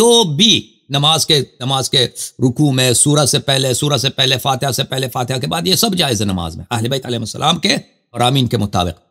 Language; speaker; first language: Urdu; non-native, fluent; Persian